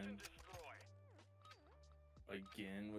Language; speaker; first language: English; native; English